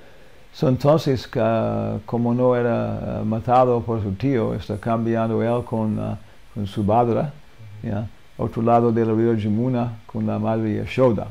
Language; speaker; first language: Spanish; non-native, learner; English